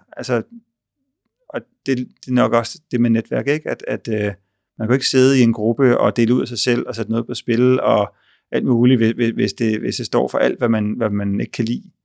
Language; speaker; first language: Danish; native; Danish